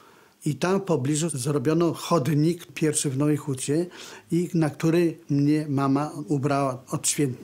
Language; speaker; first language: Polish; native; Polish